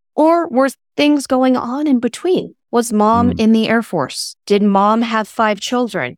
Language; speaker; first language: English; native; English